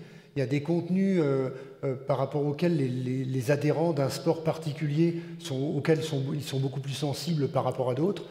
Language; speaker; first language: French; native; French